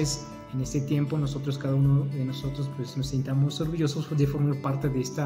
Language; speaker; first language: Spanish; native; Spanish